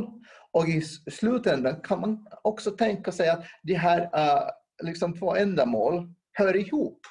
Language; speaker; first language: Swedish; non-native, local second language; Finnish